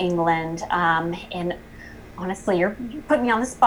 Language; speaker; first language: English; native; English